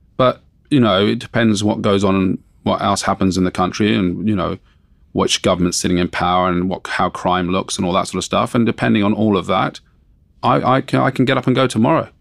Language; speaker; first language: English; native; English